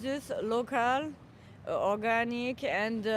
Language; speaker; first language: English; non-native, learner; French